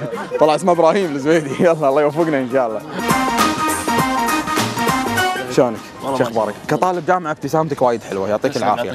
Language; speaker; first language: Arabic; native; Arabic